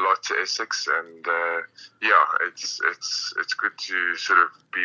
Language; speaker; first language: English; native; English